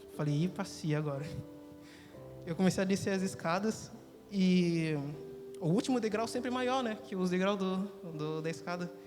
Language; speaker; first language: Portuguese; non-native, fluent; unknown